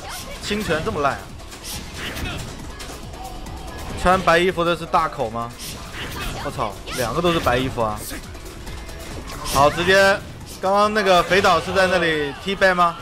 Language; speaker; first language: Chinese; native; Chinese